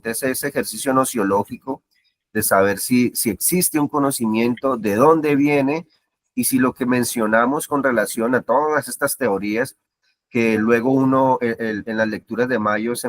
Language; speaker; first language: Spanish; native; Spanish